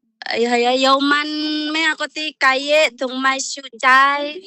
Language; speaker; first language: Chinese; non-native, learner; Indonesian